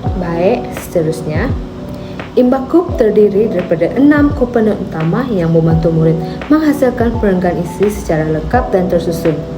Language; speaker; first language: Malay; non-native, local second language; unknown